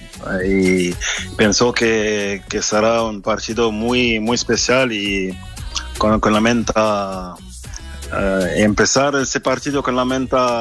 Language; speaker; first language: Spanish; non-native, fluent; French